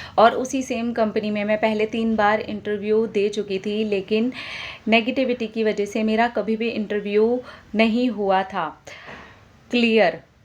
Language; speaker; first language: Hindi; non-native, local second language; Bangla